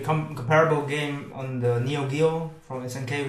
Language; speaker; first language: English; non-native, fluent; Chinese